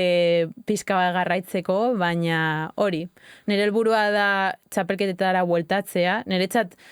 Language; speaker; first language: Basque; native; Basque